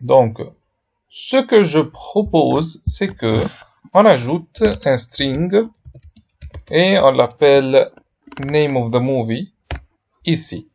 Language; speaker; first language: French; non-native, fluent; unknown